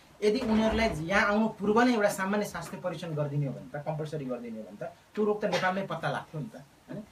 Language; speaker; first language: Nepali; native; Nepali